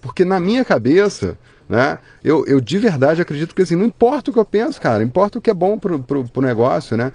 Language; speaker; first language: Portuguese; native; Portuguese